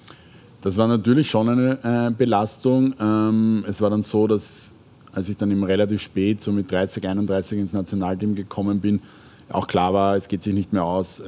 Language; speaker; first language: German; native; German